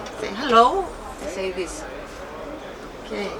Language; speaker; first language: English; non-native, learner; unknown